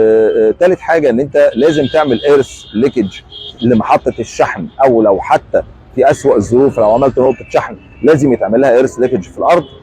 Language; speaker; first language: Arabic; native; Arabic